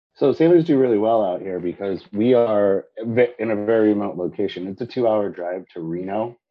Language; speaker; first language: English; native; English